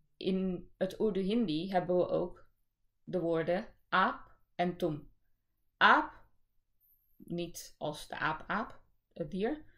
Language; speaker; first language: Dutch; early bilingual, other home language; Urdu